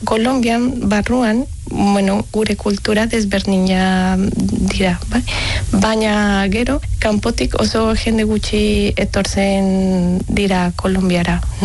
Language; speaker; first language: Basque; non-native, learner; Spanish